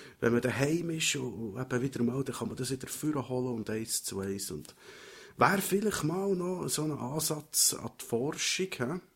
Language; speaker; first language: German; native; German